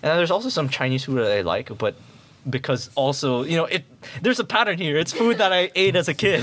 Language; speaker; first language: English; non-native, local second language; Filipino